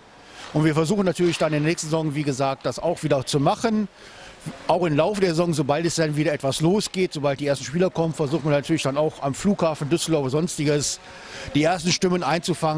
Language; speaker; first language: German; native; German